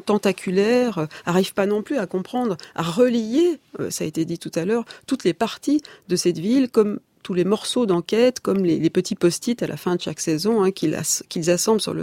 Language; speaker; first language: French; native; French